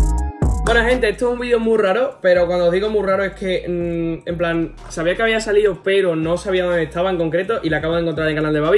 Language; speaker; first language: Spanish; native; Spanish